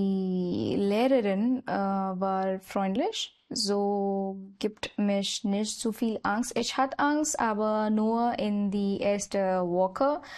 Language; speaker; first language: German; non-native, learner; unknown